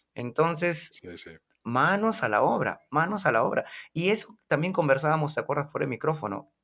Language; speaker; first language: Spanish; native; Spanish